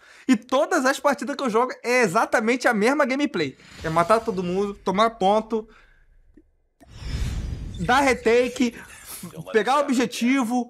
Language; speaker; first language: Portuguese; native; Portuguese